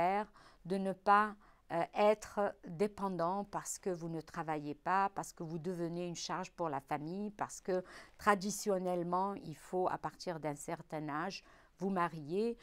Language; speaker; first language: French; non-native, local second language; Arabic